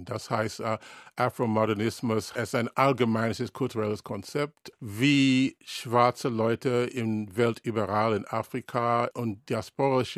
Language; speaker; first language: German; non-native, learner; English